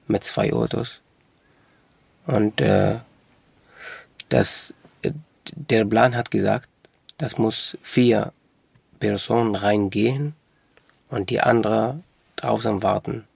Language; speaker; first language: German; non-native, local second language; Arabic